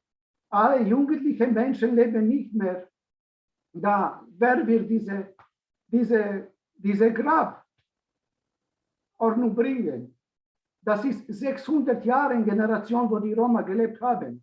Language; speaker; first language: German; non-native, learner; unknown